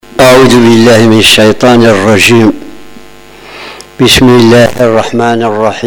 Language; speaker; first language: Arabic; non-native, local second language; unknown